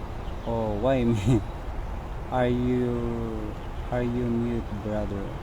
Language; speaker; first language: English; non-native, local second language; Filipino